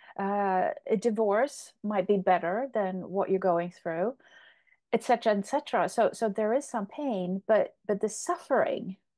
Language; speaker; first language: English; non-native, fluent; Polish